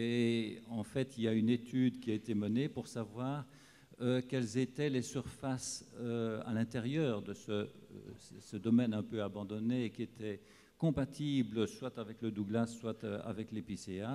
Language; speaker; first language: French; native; French